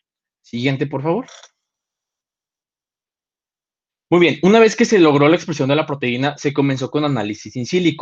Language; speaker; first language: Spanish; native; Spanish